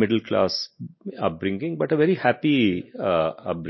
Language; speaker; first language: English; non-native, local second language; Hindi